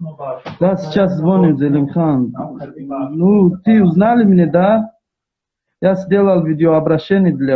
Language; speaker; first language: Russian; non-native, learner; Tajik